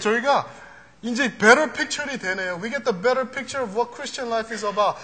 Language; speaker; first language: English; early bilingual, other home language; Korean